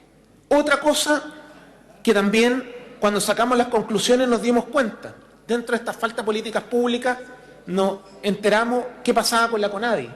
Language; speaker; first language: Spanish; native; Spanish